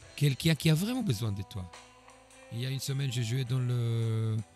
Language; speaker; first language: French; non-native, fluent; Hebrew